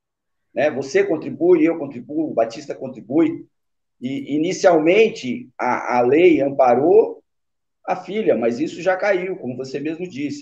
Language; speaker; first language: Portuguese; native; Portuguese